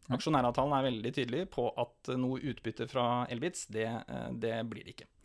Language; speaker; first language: Norwegian; native; Norwegian